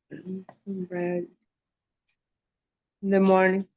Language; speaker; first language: English; non-native, learner; Portuguese